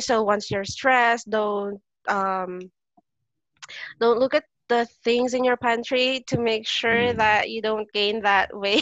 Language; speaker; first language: English; non-native, local second language; Filipino